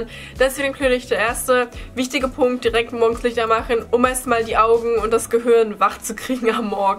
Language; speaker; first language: German; native; German